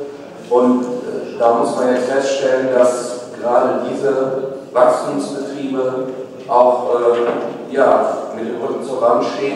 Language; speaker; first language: German; native; German